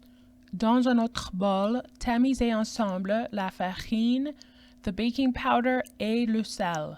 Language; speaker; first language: French; non-native, fluent; English